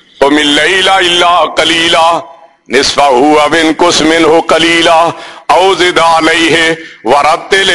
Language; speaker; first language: Urdu; native; Urdu